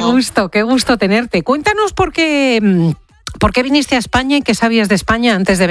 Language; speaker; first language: Spanish; native; Spanish